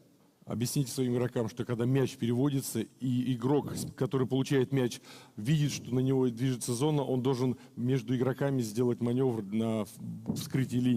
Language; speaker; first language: Russian; native; Russian